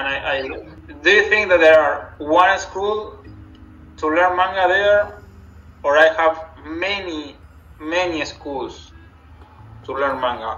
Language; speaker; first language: English; non-native, learner; Spanish